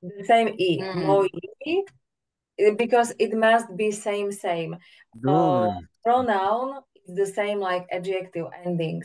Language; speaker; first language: English; non-native, fluent; Slovak